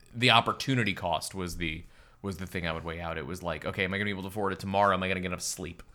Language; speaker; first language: English; native; English